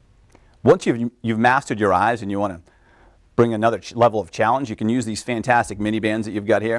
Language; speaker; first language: English; native; English